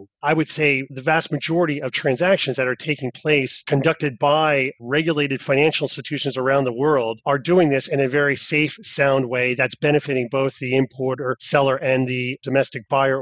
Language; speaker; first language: English; native; English